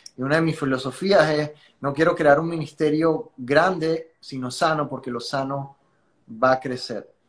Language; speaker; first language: Spanish; native; Spanish